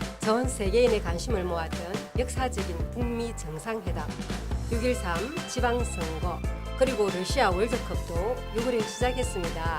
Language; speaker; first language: Korean; native; Korean